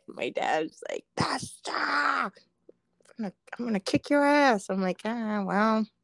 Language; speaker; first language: English; native; English